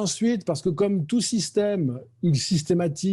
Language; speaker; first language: French; native; French